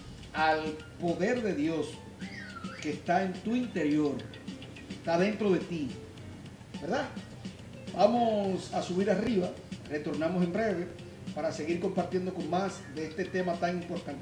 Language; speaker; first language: Spanish; native; Spanish